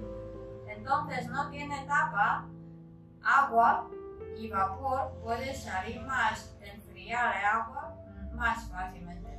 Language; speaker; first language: Spanish; non-native, learner; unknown